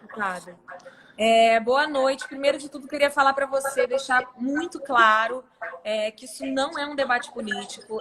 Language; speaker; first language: Portuguese; native; Portuguese